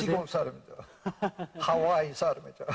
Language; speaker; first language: Korean; non-native, local second language; English